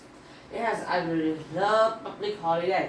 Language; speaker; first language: English; non-native, learner; Vietnamese